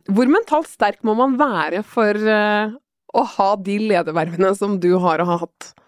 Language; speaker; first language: Norwegian; native; Norwegian